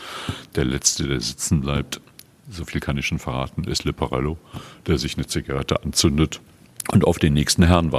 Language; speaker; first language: German; native; German